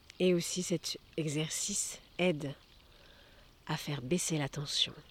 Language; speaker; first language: French; native; French